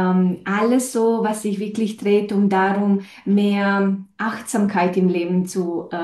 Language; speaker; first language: German; non-native, fluent; Romanian